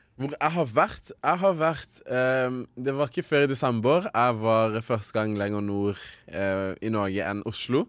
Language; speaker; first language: Norwegian; native; Norwegian